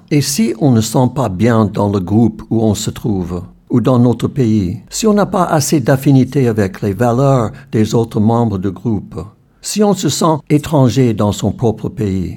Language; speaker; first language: French; non-native, fluent; English